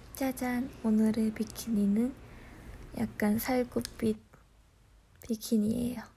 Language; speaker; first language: Korean; native; Korean